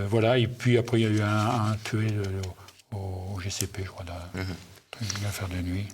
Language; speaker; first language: French; native; French